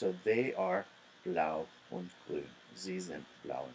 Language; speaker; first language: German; non-native, fluent; English